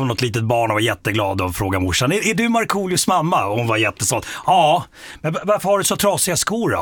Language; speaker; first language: Swedish; native; Swedish